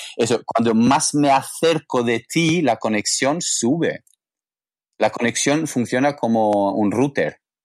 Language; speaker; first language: Spanish; non-native, fluent; English